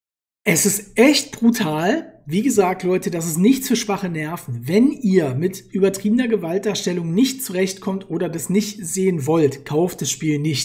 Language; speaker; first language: German; native; German